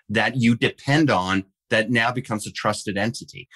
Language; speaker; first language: English; non-native, fluent; Danish